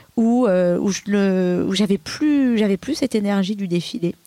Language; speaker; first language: French; early bilingual, other home language; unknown